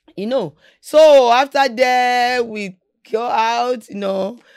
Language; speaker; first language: English; non-native, local second language; Yoruba